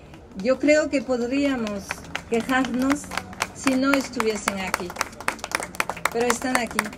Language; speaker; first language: Spanish; early bilingual, heritage; Spanish